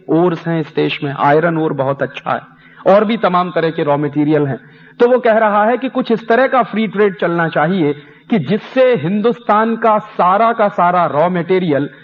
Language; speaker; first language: Hindi; native; Hindi